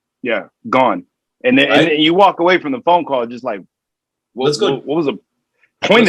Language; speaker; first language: English; native; English